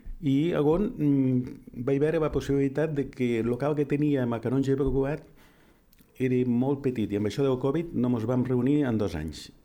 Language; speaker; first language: Catalan; native; Catalan